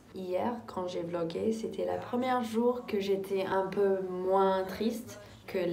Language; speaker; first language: French; non-native, fluent; English